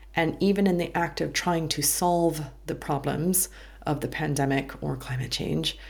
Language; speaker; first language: English; native; English